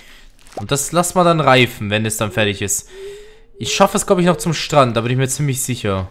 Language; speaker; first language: German; native; German